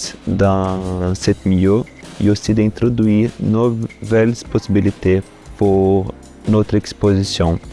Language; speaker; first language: French; non-native, fluent; Portuguese